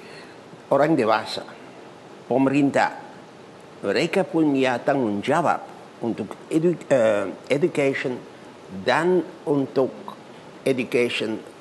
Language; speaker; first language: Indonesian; non-native, learner; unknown